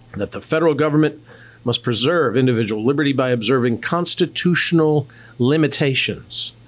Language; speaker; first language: English; native; English